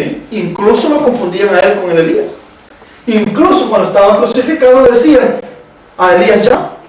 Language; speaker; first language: Spanish; native; Spanish